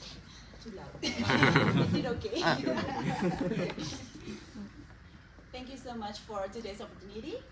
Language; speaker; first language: English; non-native, fluent; Indonesian